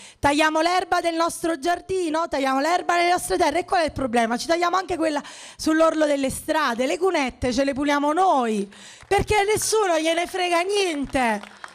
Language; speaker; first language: Italian; native; Italian